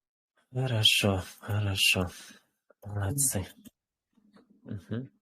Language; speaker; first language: Russian; non-native, fluent; Uzbek